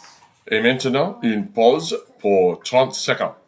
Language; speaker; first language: French; non-native, fluent; English